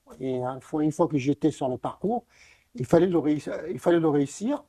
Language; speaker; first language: French; non-native, local second language; Arabic